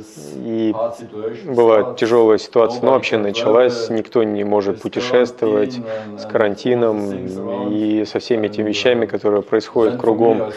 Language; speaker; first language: Russian; non-native, fluent; German